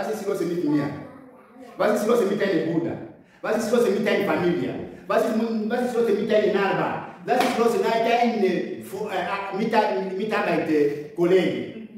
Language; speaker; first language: German; non-native, learner; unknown